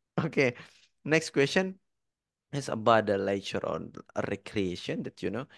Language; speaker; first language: English; non-native, learner; Indonesian